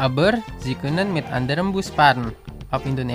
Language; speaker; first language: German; non-native, fluent; Indonesian